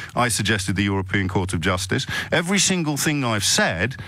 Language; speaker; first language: English; native; English